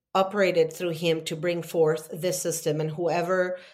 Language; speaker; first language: English; non-native, fluent; Spanish